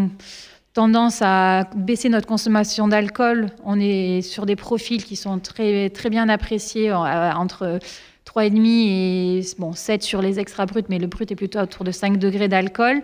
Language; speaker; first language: French; native; French